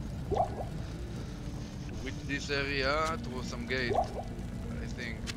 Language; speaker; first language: English; non-native, learner; Hebrew